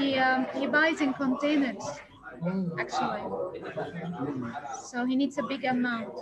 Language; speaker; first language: English; non-native, fluent; Arabic